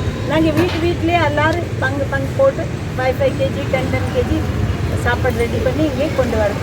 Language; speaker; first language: Tamil; non-native, local second language; Punjabi